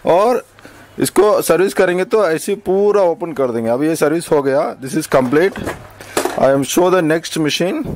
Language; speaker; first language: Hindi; non-native, local second language; Tamil